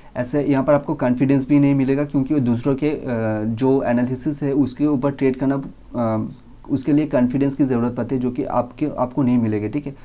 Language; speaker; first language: Hindi; non-native, local second language; Bangla